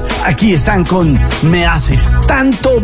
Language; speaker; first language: Spanish; native; Spanish